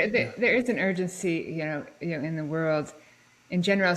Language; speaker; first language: English; native; English